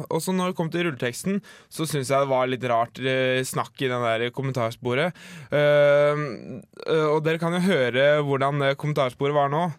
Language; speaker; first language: Norwegian; native; Norwegian